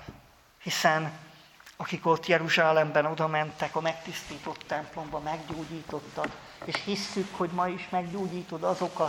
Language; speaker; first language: Hungarian; native; Hungarian